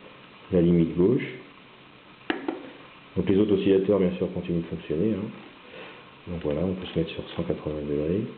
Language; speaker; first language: French; native; French